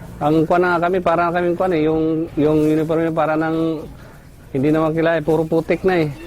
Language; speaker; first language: Filipino; non-native, local second language; Cebuano